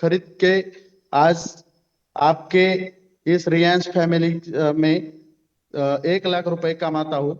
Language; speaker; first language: Hindi; non-native, local second language; Marathi